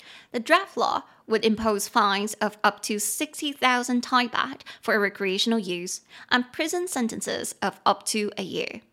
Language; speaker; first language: English; non-native, fluent; Chinese